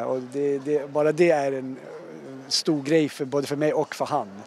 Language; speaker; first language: Swedish; early bilingual, other home language; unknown